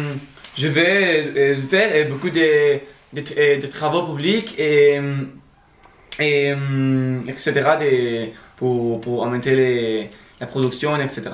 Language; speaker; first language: French; non-native, learner; Spanish